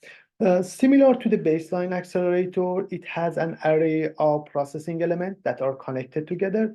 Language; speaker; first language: English; non-native, fluent; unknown